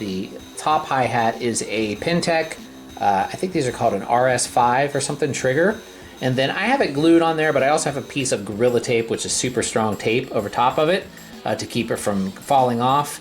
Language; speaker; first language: English; native; English